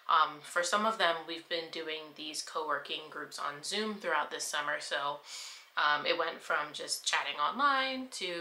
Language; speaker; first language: English; native; English